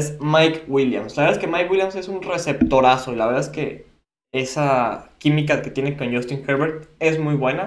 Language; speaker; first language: Spanish; native; Spanish